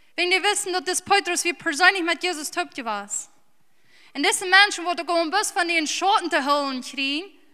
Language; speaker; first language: German; early bilingual, heritage; English